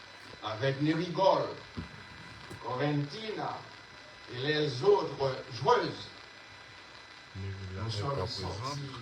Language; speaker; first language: French; non-native, local second language; Haitian Creole